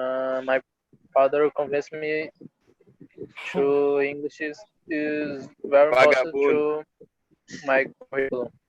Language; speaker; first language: English; non-native, learner; Portuguese